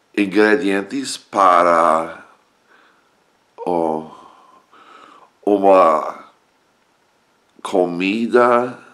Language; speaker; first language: Portuguese; non-native, learner; English